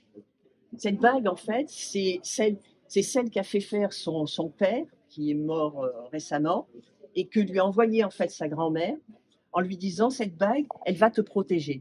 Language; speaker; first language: French; native; French